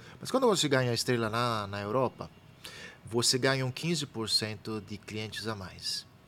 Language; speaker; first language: Portuguese; non-native, fluent; Italian